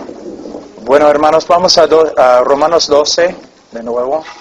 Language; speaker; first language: Spanish; non-native, fluent; English